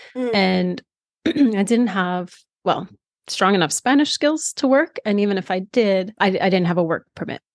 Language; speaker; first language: English; native; English